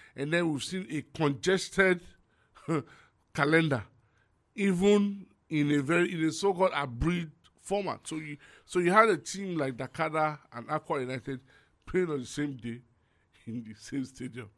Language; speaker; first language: English; non-native, local second language; Yoruba